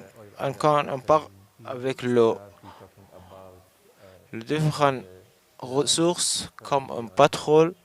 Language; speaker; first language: French; non-native, learner; Arabic